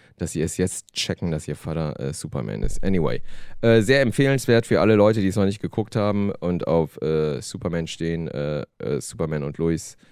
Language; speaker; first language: German; early bilingual, other home language; Korean